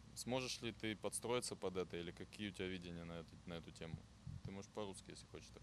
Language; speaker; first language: Russian; non-native, fluent; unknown